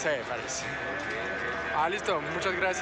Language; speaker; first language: Spanish; non-native, fluent; French